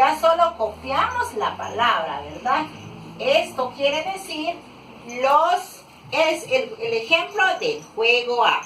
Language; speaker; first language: Spanish; non-native, local second language; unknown